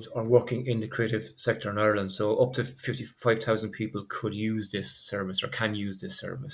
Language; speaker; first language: English; native; English